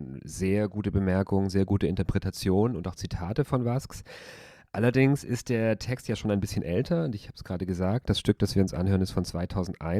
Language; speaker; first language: German; native; German